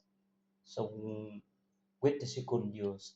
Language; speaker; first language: English; non-native, learner; Vietnamese